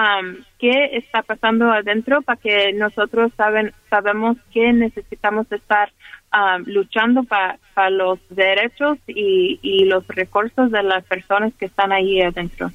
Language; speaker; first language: Spanish; early bilingual, heritage; Spanish